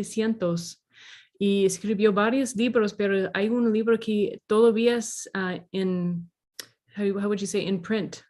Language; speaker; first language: Spanish; non-native, learner; English